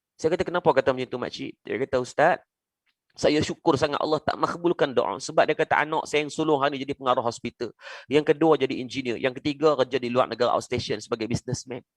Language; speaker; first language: Malay; native; Malay